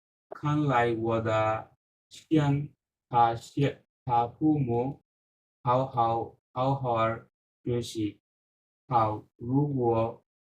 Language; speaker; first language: Chinese; non-native, learner; Bangla